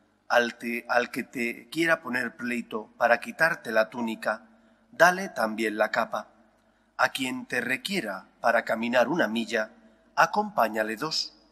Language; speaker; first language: Spanish; native; Spanish